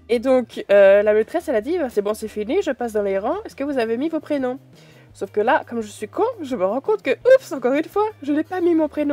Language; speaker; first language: French; native; French